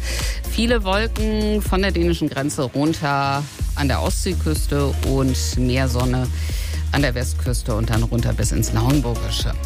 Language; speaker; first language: German; native; German